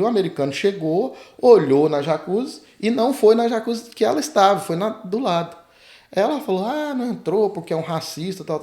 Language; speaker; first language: Portuguese; native; Portuguese